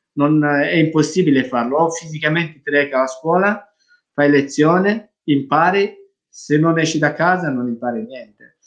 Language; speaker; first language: Italian; non-native, fluent; Persian